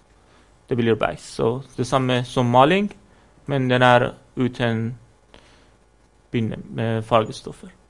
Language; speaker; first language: Norwegian; non-native, fluent; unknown